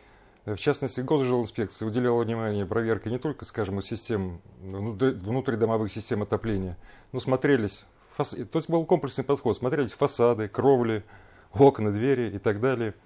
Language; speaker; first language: Russian; native; Russian